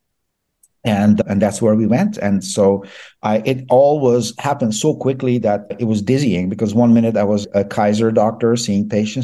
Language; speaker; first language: English; non-native, fluent; Persian